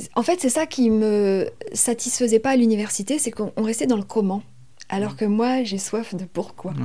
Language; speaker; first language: French; native; French